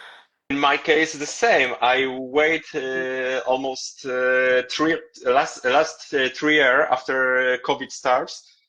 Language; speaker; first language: English; non-native, learner; Polish